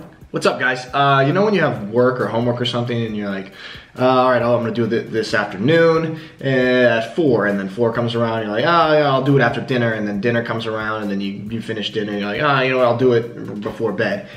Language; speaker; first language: English; native; English